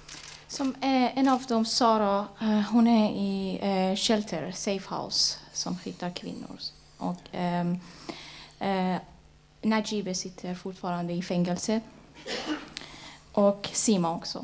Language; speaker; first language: Swedish; non-native, fluent; Persian